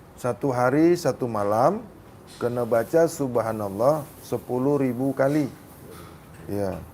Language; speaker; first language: Malay; native; Malay